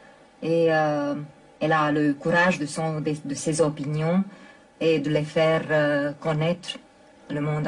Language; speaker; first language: French; non-native, fluent; Romanian